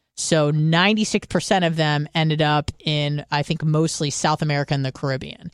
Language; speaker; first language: English; early bilingual, other home language; Hebrew